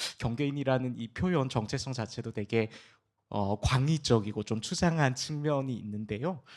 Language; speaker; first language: Korean; early bilingual, heritage; Korean